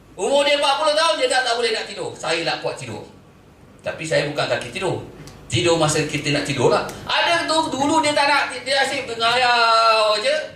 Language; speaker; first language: Malay; native; Malay